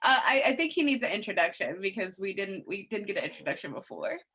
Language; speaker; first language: English; native; English